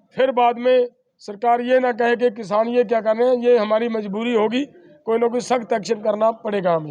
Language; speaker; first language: Hindi; non-native, local second language; Punjabi